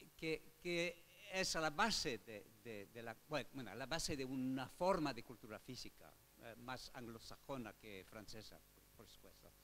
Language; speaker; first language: Spanish; non-native, fluent; French